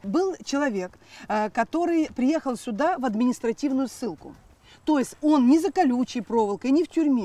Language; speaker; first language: Russian; native; Russian